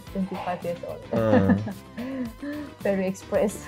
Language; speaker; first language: English; non-native, learner; Indonesian